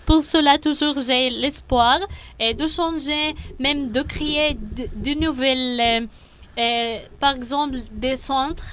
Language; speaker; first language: French; non-native, learner; Arabic